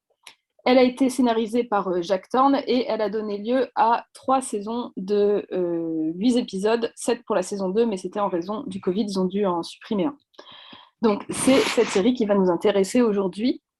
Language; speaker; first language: French; native; French